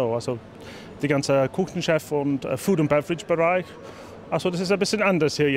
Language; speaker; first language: German; non-native, fluent; English